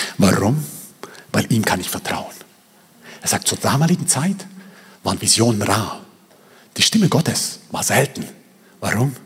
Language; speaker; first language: German; early bilingual, other home language; Croatian